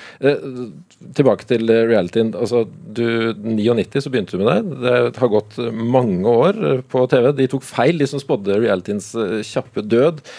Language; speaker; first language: Norwegian; native; Norwegian